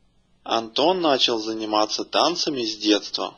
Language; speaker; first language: Russian; native; Russian